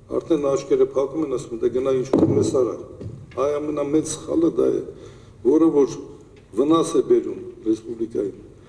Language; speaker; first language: Armenian; native; Armenian